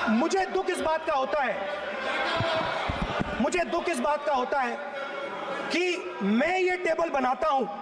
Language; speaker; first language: Hindi; native; Hindi